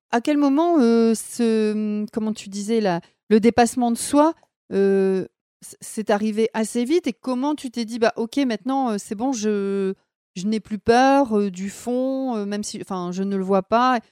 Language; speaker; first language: French; native; French